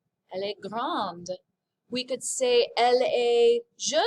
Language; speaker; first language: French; non-native, fluent; English